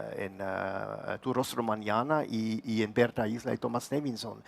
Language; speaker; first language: Spanish; non-native, fluent; German